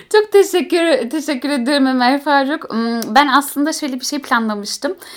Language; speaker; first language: Turkish; early bilingual, heritage; Turkish